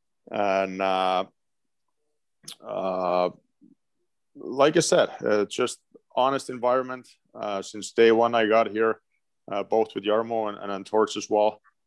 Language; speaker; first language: English; non-native, fluent; Finnish